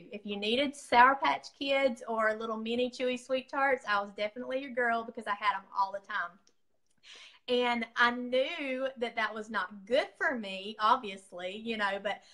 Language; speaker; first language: English; native; English